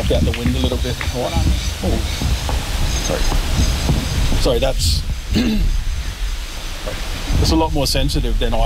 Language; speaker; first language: English; native; English